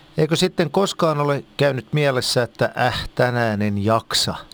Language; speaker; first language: Finnish; native; Finnish